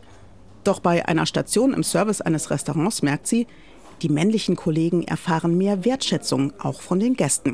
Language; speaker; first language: German; native; German